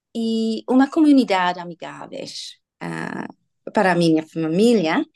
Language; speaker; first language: Portuguese; non-native, fluent; English